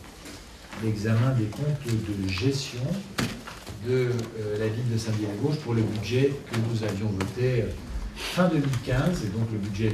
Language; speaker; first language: French; native; French